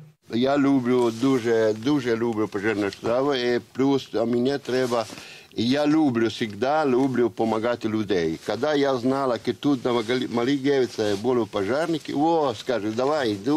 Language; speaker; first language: Ukrainian; non-native, learner; Italian